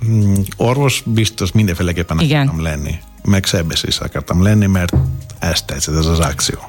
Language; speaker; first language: Hungarian; non-native, learner; Greek